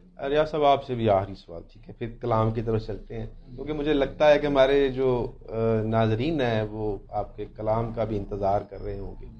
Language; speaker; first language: Urdu; non-native, local second language; Punjabi